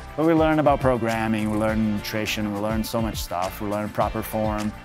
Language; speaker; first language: English; non-native, fluent; Portuguese